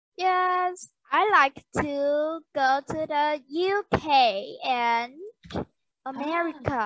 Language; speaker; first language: English; non-native, learner; Vietnamese